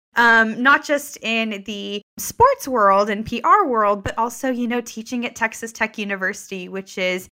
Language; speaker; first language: English; native; English